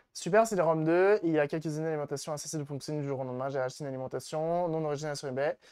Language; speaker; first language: French; native; French